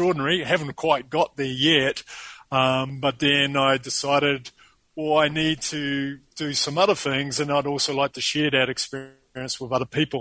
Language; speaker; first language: English; native; English